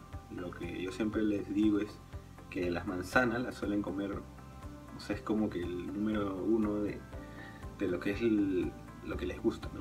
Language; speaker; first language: Spanish; native; Spanish